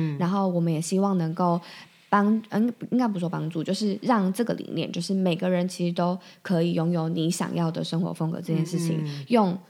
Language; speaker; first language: Chinese; native; Chinese